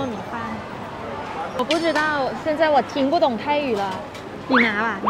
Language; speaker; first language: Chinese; non-native, fluent; Thai